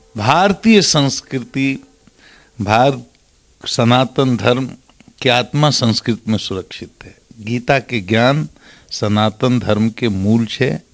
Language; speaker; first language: Maithili; non-native, local second language; Bhojpuri